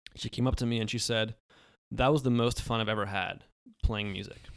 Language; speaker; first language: English; early bilingual, other home language; Polish